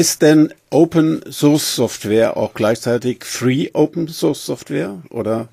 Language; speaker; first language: German; native; German